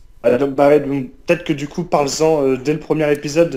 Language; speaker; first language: French; native; French